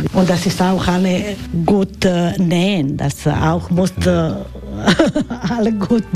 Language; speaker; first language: German; non-native, learner; Croatian